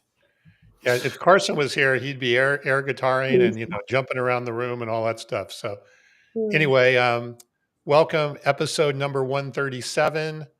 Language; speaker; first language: English; native; English